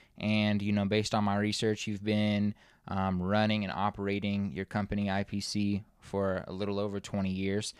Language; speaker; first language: English; native; English